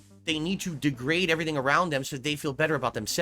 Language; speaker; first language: English; native; English